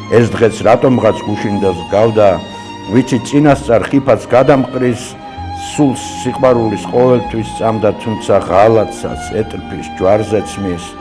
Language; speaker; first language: Georgian; native; Georgian